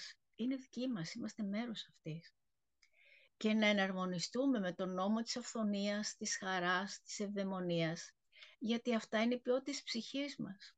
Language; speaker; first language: Greek; native; Greek